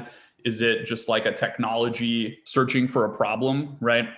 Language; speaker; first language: English; native; English